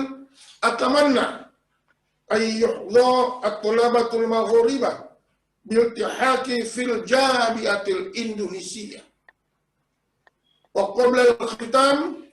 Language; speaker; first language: Arabic; non-native, fluent; Indonesian